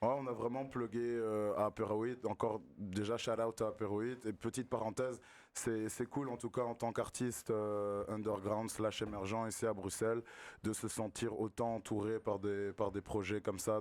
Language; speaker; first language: French; native; French